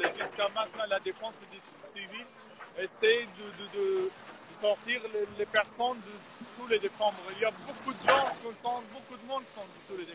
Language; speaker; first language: French; non-native, fluent; Arabic